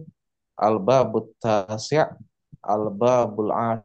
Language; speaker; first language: Arabic; non-native, learner; Indonesian